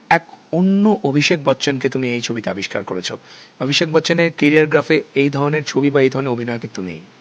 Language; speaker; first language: Bangla; native; Bangla